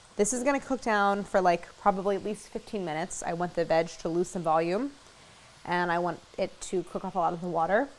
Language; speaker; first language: English; native; English